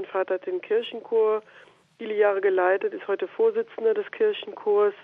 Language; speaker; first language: German; native; German